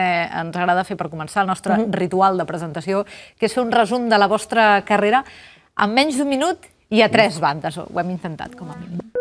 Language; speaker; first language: Catalan; native; Catalan